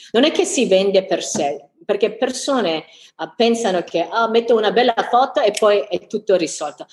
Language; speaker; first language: Italian; non-native, fluent; English